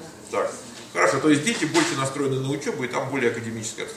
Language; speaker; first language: Russian; native; Russian